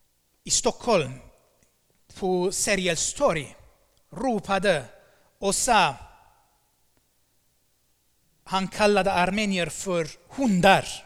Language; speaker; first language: Swedish; non-native, fluent; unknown